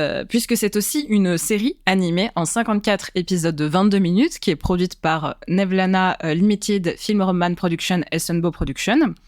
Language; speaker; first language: French; native; French